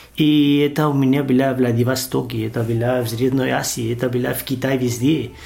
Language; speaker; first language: Russian; non-native, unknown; Spanish